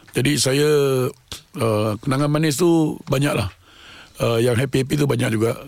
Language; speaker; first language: Malay; non-native, local second language; Tamil